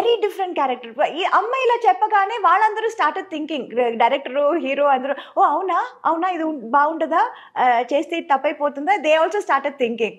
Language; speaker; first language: Telugu; non-native, local second language; Tamil